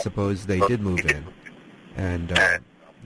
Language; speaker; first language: English; non-native, local second language; Cantonese